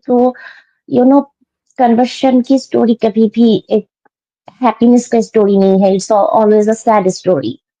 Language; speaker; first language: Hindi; non-native, fluent; Bangla